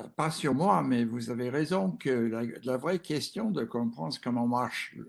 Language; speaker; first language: French; non-native, fluent; English